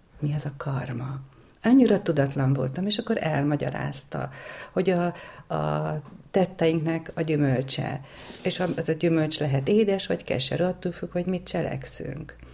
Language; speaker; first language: Hungarian; native; Hungarian